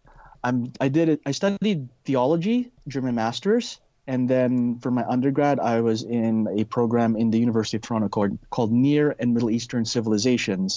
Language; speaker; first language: English; non-native, local second language; Filipino